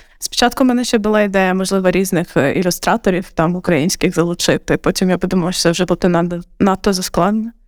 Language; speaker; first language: Ukrainian; non-native, local second language; Russian